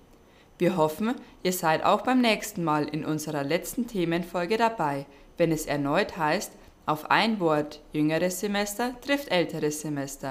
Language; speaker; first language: German; native; German